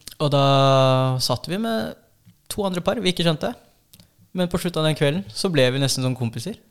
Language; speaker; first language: Norwegian; early bilingual, other home language; Filipino